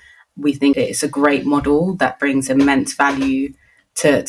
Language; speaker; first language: English; native; English